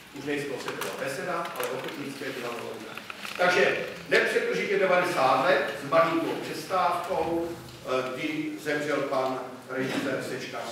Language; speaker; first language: Czech; native; Czech